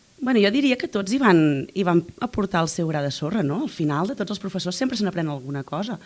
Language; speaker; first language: Catalan; native; Catalan